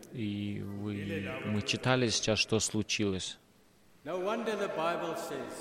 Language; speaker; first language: Russian; non-native, fluent; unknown